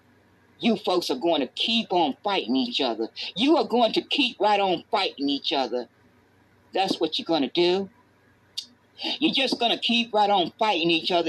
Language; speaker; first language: English; native; English